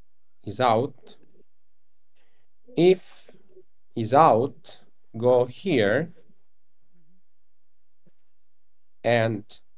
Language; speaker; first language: English; non-native, learner; Italian